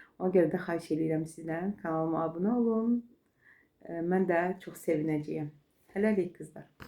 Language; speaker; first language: Azerbaijani; native; Azerbaijani